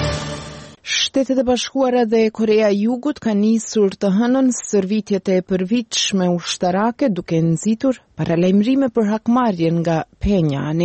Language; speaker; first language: Albanian; native; Albanian